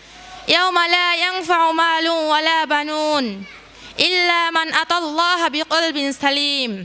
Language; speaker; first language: Arabic; non-native, learner; Bangla